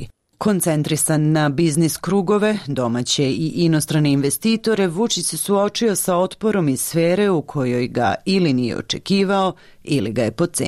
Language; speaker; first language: Serbian; native; Serbian